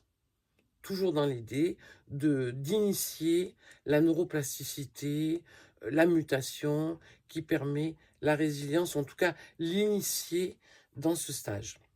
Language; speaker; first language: French; native; French